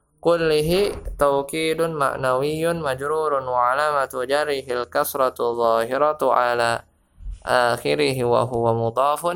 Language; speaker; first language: Arabic; non-native, fluent; Indonesian